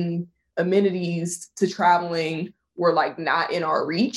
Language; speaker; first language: English; native; English